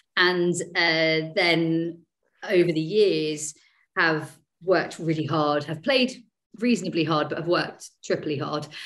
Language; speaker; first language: English; native; English